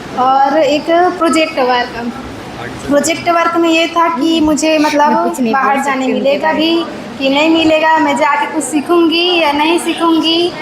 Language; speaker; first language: Hindi; native; Hindi